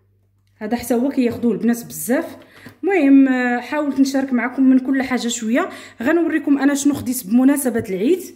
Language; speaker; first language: Arabic; native; Arabic